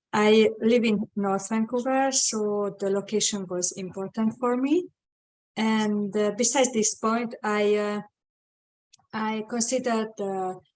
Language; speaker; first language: English; non-native, fluent; Hungarian